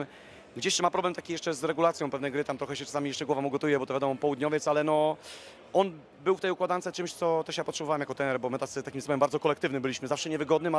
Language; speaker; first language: Polish; native; Polish